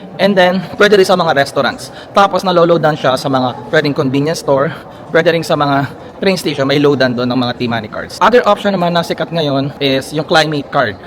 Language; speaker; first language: Filipino; native; Filipino